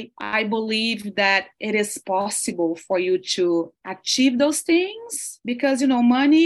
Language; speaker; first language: English; non-native, fluent; Portuguese